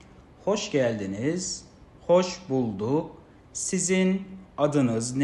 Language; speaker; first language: Turkish; non-native, fluent; Kazakh